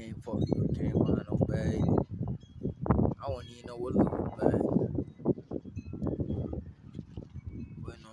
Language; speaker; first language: English; native; English